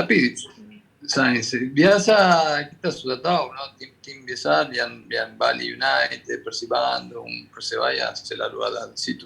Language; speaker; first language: Indonesian; non-native, fluent; Spanish